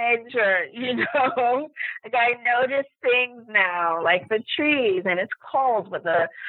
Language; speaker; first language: English; non-native, local second language; Yoruba